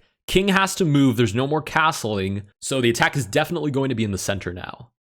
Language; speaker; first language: English; native; English